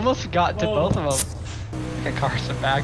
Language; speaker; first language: English; native; English